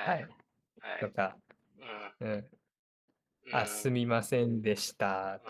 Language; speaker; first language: Japanese; native; Japanese